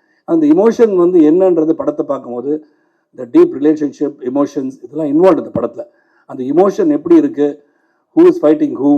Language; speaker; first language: Tamil; native; Tamil